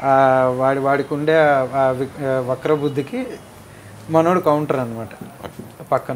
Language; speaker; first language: Telugu; native; Telugu